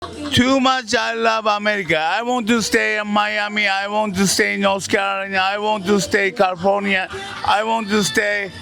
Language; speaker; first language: English; non-native, learner; Japanese